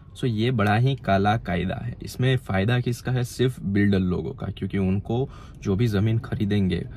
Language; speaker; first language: Hindi; non-native, local second language; Gujarati